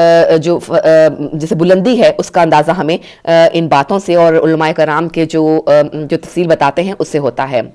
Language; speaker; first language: Urdu; native; Urdu